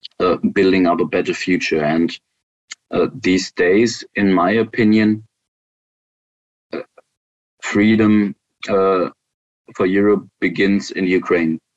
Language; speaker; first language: English; non-native, fluent; German